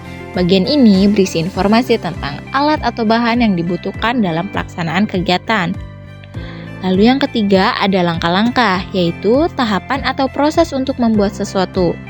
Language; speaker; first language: Indonesian; native; Indonesian